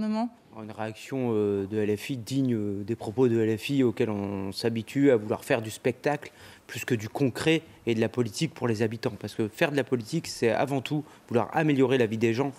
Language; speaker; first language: French; native; French